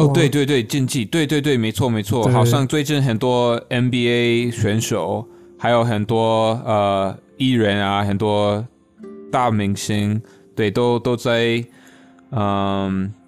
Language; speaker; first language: Chinese; non-native, fluent; English